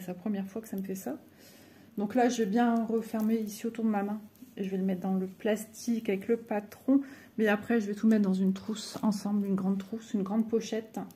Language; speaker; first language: French; native; French